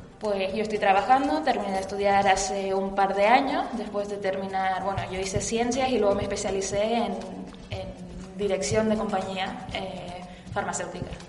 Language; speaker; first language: Spanish; early bilingual, other home language; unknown